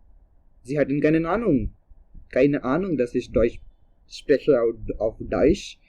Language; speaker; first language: German; non-native, learner; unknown